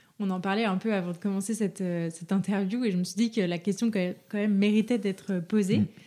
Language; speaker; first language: French; native; French